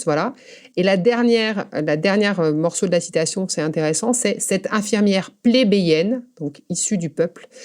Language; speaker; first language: French; native; French